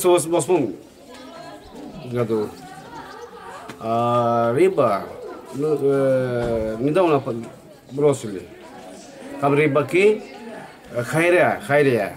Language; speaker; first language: Russian; non-native, learner; Uzbek